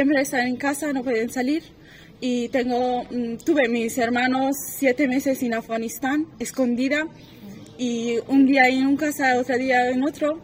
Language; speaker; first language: Spanish; non-native, learner; Persian